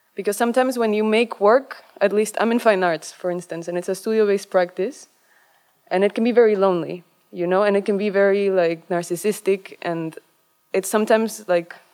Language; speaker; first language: English; non-native, fluent; Spanish